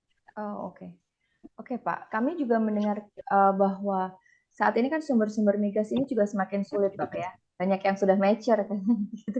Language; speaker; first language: Indonesian; native; Indonesian